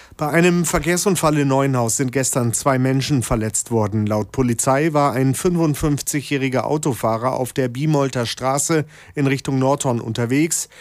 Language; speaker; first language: German; native; German